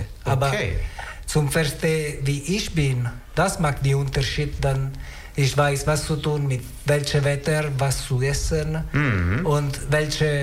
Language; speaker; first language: German; non-native, learner; Italian